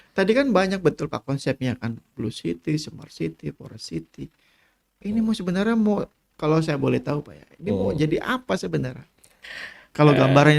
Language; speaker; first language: Indonesian; native; Indonesian